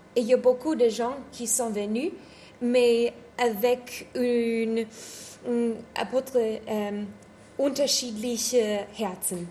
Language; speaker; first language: French; non-native, learner; English